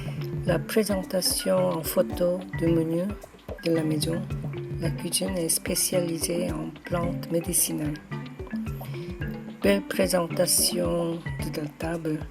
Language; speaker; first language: French; non-native, fluent; Korean